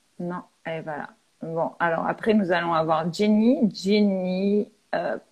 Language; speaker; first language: French; native; French